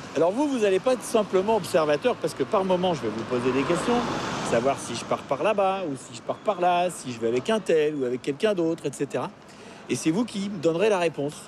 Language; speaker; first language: French; native; French